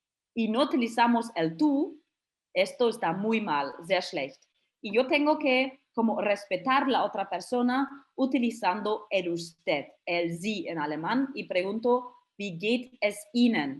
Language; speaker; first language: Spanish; non-native, fluent; German